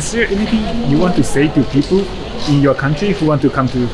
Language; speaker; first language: English; non-native, fluent; Japanese